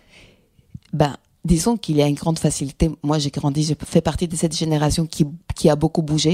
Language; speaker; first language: French; non-native, fluent; Greek